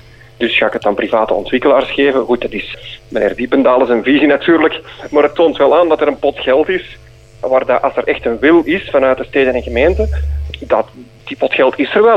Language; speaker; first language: Dutch; native; Dutch